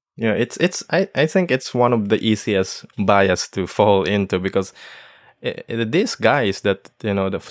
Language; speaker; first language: English; non-native, local second language; Filipino